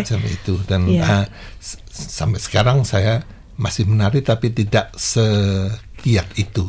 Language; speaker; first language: Indonesian; non-native, local second language; Javanese